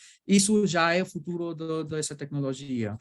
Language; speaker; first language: Portuguese; non-native, learner; Bangla